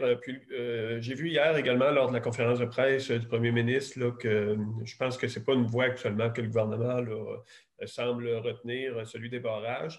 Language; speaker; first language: French; native; French